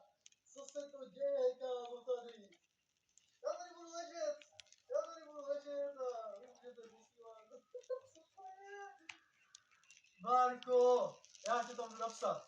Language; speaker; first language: Czech; native; Czech